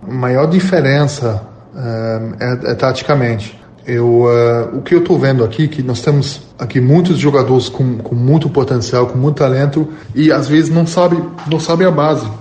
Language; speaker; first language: Portuguese; non-native, fluent; German